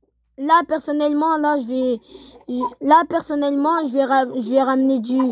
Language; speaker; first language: French; native; French